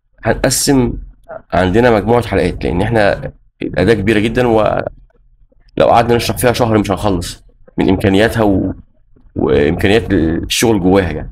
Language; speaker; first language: Arabic; native; Arabic